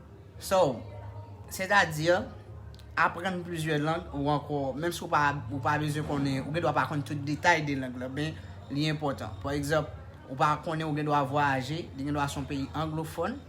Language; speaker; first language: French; non-native, local second language; Haitian Creole